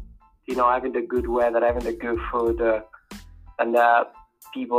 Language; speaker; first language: English; non-native, fluent; Italian